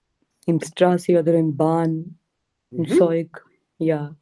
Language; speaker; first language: German; non-native, learner; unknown